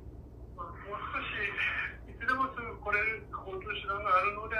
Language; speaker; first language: Japanese; native; Japanese